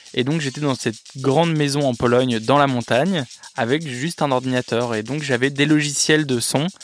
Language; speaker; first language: French; native; French